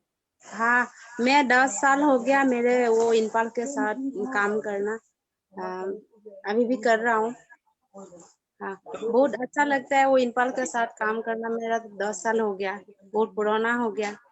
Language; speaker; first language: Hindi; non-native, local second language; Assamese